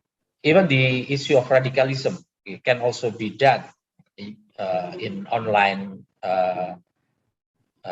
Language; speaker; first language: English; non-native, learner; Indonesian